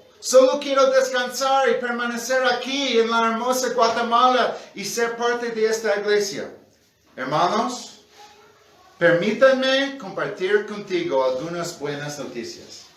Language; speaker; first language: Spanish; non-native, fluent; English